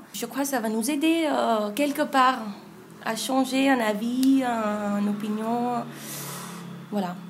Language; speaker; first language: French; non-native, fluent; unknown